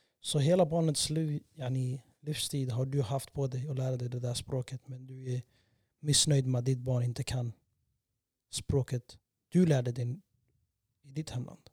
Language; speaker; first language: Swedish; early bilingual, other home language; English